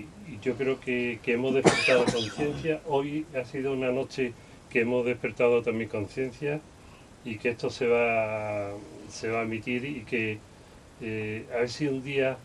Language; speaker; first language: Spanish; native; Spanish